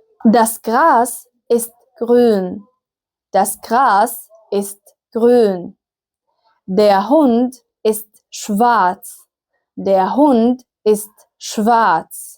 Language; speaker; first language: German; non-native, fluent; Arabic